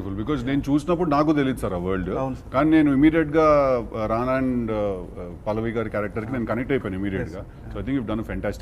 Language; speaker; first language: Telugu; native; Telugu